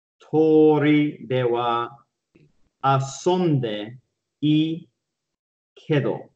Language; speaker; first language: Japanese; non-native, learner; English